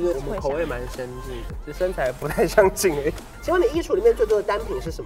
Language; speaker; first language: Chinese; native; Chinese